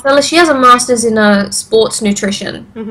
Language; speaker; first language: English; native; English